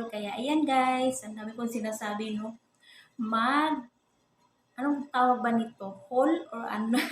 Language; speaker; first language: Filipino; native; Filipino